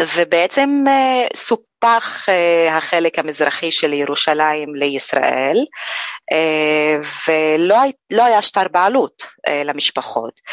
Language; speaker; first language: Hebrew; non-native, local second language; Arabic